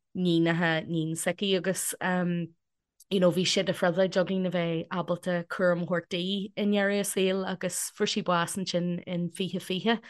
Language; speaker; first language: Irish; non-native, local second language; English